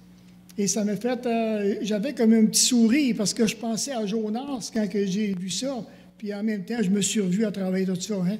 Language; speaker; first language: French; native; French